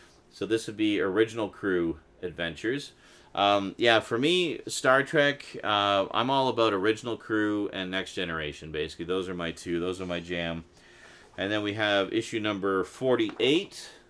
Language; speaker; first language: English; native; English